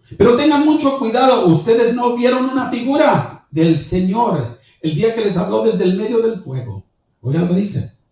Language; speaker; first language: Spanish; early bilingual, heritage; Spanish